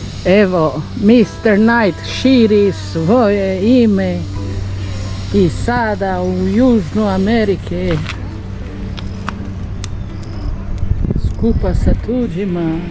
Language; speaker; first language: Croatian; non-native, learner; Portuguese